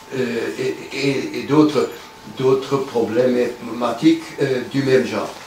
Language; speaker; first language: French; native; French